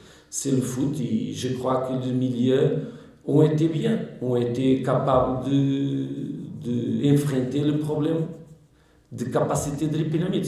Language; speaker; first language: French; non-native, learner; Portuguese